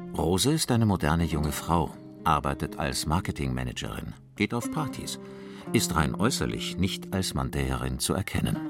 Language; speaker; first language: German; native; German